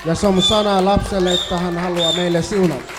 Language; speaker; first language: Finnish; early bilingual, other home language; Swahili